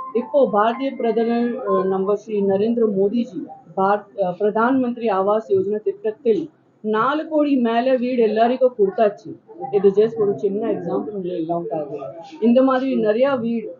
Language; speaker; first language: Tamil; non-native, local second language; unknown